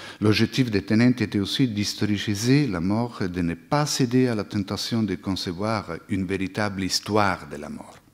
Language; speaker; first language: French; non-native, fluent; Italian